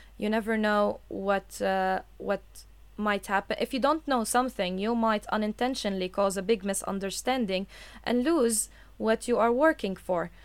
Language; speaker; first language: English; non-native, fluent; Arabic